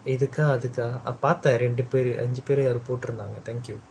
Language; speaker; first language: Tamil; early bilingual, heritage; Tamil